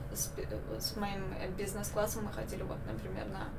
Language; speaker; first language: Russian; non-native, local second language; Armenian